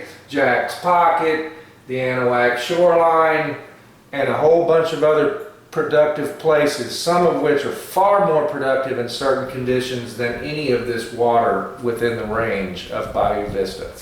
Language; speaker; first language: English; native; English